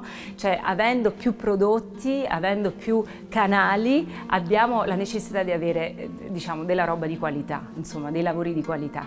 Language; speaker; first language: Italian; native; Italian